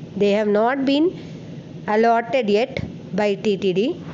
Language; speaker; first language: English; non-native, local second language; Tamil